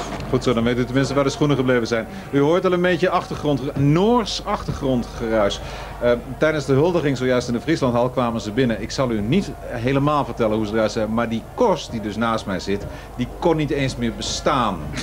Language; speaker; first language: Dutch; native; Dutch